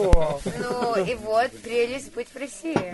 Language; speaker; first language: Russian; early bilingual, heritage; Russian